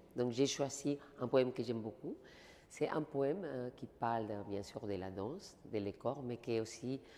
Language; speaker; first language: French; native; French